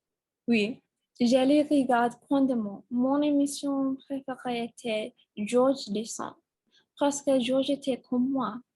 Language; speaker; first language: French; non-native, learner; English